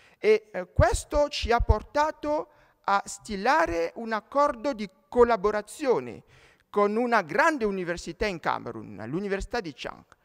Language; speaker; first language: Italian; non-native, fluent; French